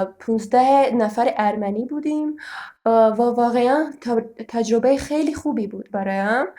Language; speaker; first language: Persian; non-native, fluent; Armenian